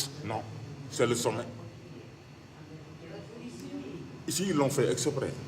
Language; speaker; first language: French; non-native, local second language; Wolof